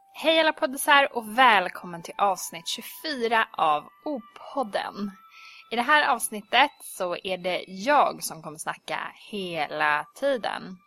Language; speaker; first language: Swedish; early bilingual, other home language; Hungarian